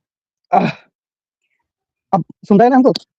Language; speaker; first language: Hindi; native; Hindi